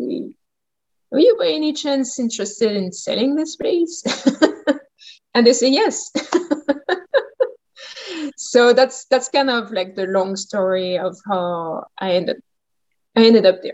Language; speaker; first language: English; non-native, fluent; French